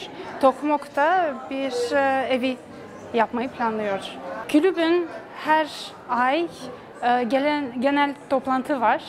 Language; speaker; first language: Turkish; non-native, fluent; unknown